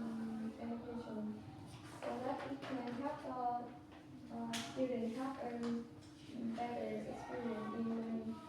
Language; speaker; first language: English; non-native, learner; Vietnamese